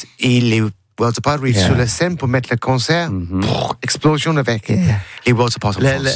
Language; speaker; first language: French; non-native, learner; English